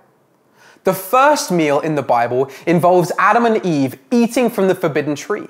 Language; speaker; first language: English; native; English